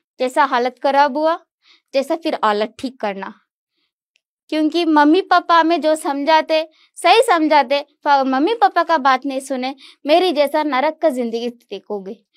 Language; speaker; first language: Hindi; non-native, local second language; Kannada